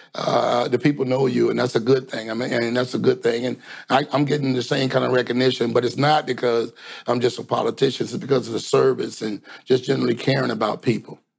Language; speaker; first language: English; native; English